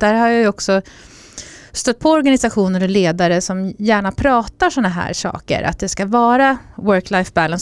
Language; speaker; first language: Swedish; native; Swedish